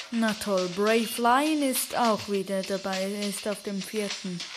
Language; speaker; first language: German; native; German